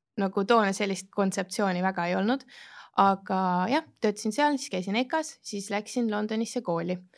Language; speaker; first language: Estonian; native; Estonian